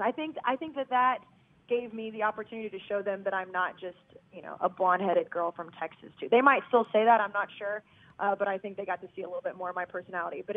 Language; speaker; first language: English; native; English